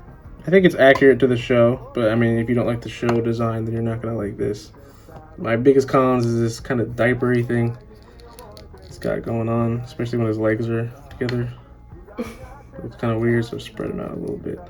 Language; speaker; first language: English; native; English